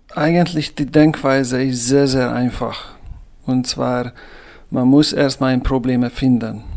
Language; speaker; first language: German; non-native, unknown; Hungarian